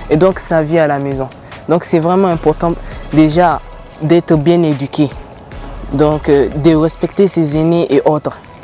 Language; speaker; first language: French; non-native, local second language; Hausa